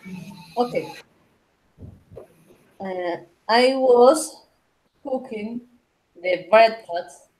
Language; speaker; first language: English; non-native, learner; Spanish